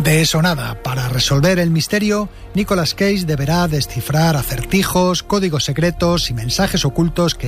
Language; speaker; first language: Spanish; native; Spanish